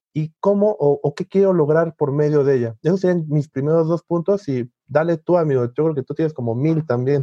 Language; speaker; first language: Spanish; native; Spanish